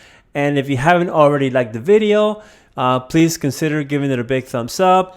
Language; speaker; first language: English; native; English